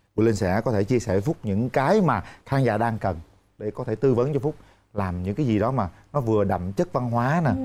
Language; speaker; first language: Vietnamese; native; Vietnamese